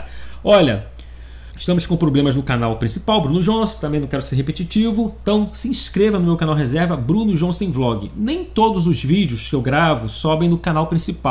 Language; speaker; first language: Portuguese; native; Portuguese